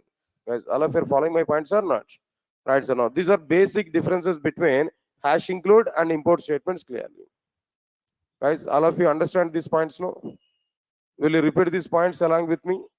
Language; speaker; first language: English; non-native, local second language; Telugu